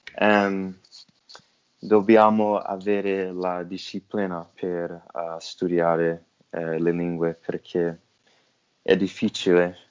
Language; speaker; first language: Italian; non-native, learner; English